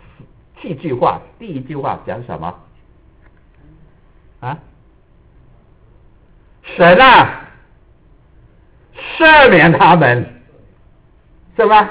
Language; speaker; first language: Chinese; native; Chinese